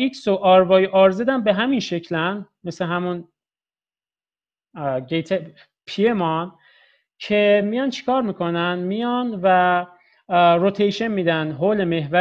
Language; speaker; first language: Persian; native; Persian